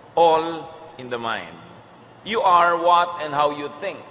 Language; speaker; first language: English; non-native, local second language; Filipino